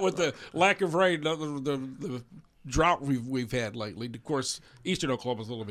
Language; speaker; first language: English; native; English